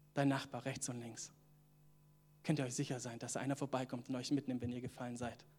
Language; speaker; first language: German; native; German